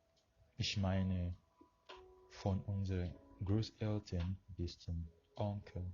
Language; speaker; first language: German; non-native, fluent; Yoruba